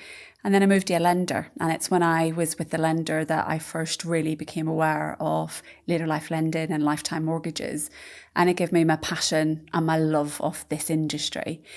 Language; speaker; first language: English; native; English